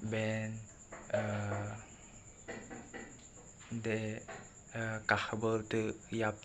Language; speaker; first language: Turkish; non-native, learner; Filipino